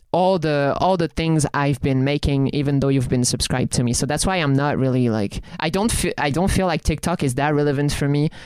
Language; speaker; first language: English; non-native, fluent; French